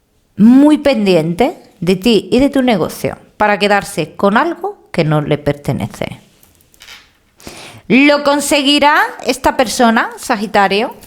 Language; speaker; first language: Spanish; native; Spanish